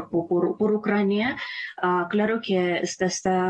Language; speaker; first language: Spanish; non-native, fluent; Ukrainian